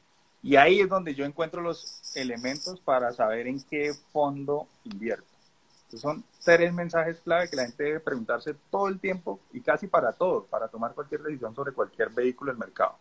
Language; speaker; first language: Spanish; native; Spanish